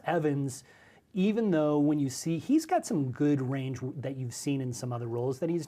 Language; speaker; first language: English; native; English